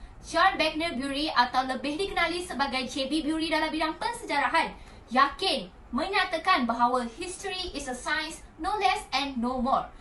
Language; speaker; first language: Malay; native; Malay